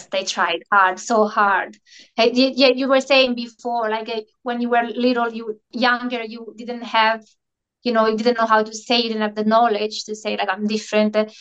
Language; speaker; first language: English; non-native, fluent; Italian